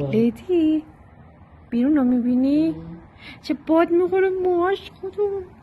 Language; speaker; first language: Persian; native; Persian